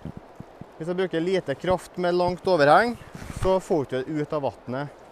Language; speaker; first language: Norwegian; native; Norwegian